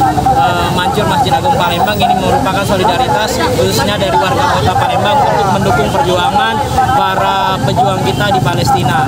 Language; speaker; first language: Indonesian; native; Indonesian